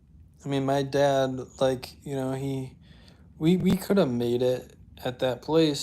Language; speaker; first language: English; native; English